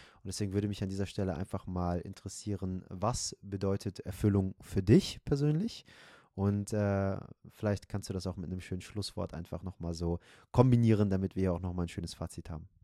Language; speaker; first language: German; native; German